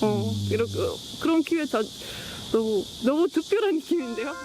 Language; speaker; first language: Korean; non-native, fluent; Estonian